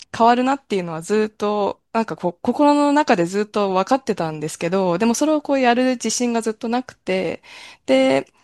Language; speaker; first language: Japanese; native; Japanese